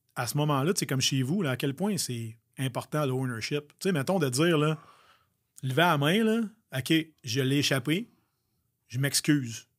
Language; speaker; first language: French; native; French